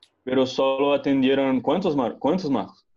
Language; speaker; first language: Spanish; non-native, learner; Portuguese